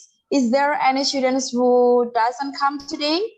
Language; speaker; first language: English; non-native, learner; Indonesian